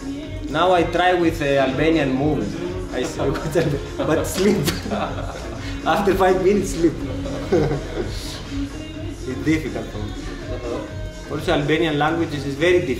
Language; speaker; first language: English; non-native, learner; Greek